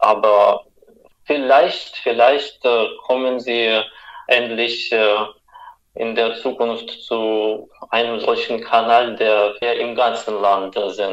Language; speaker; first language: German; non-native, fluent; Russian